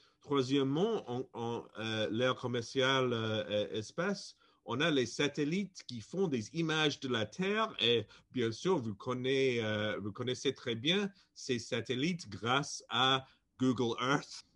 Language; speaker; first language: French; non-native, fluent; English